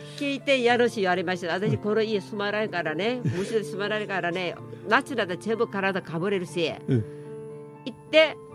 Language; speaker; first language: Japanese; non-native, fluent; Korean